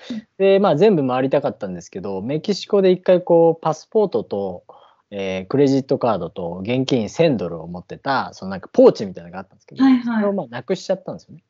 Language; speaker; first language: Japanese; native; Japanese